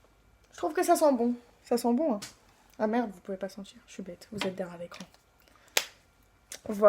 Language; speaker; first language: French; native; French